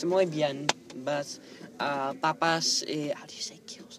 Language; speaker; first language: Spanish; non-native, learner; English